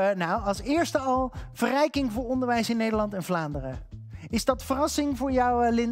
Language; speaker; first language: Dutch; native; Dutch